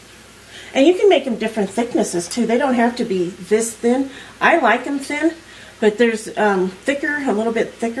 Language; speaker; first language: English; native; English